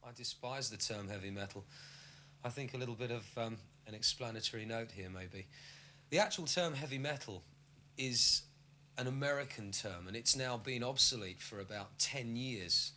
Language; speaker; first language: English; native; English